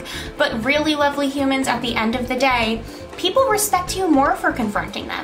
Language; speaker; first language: English; native; English